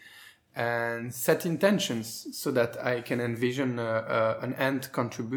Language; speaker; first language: English; non-native, fluent; French